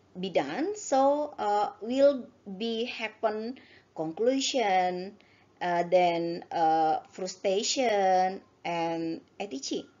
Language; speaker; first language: English; non-native, learner; Indonesian